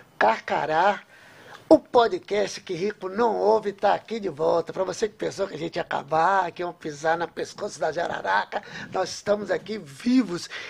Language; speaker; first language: Portuguese; native; Portuguese